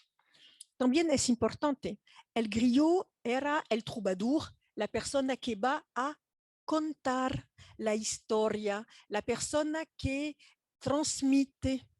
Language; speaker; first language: Spanish; non-native, fluent; French